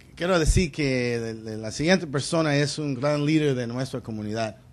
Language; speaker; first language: Spanish; early bilingual, other home language; English